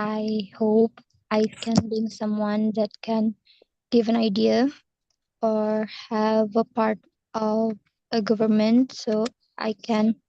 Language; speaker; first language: English; non-native, learner; Indonesian